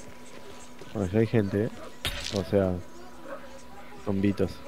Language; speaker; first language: Spanish; native; Spanish